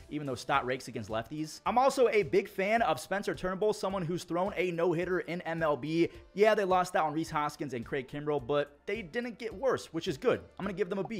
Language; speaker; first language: English; native; English